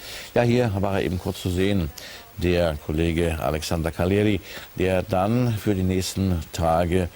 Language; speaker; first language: German; native; German